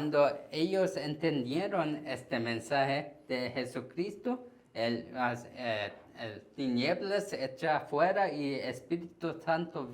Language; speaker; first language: Spanish; non-native, learner; Korean